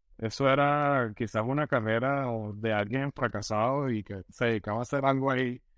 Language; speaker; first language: Spanish; native; Spanish